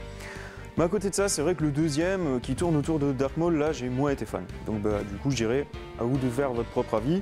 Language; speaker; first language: French; native; French